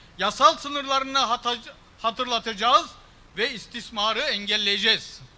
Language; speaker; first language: Turkish; early bilingual, heritage; Turkish